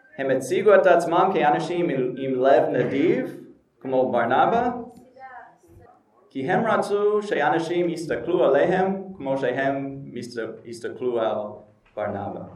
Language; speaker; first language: Hebrew; non-native, fluent; English